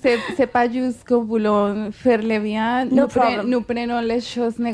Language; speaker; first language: French; non-native, fluent; Spanish